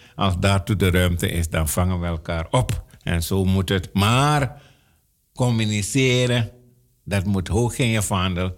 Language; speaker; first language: Dutch; native; Dutch